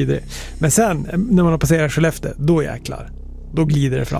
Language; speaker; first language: Swedish; native; Swedish